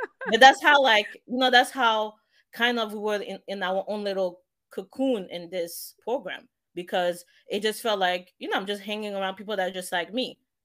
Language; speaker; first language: English; non-native, fluent; French